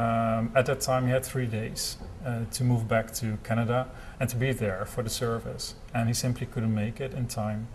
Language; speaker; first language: English; non-native, fluent; Dutch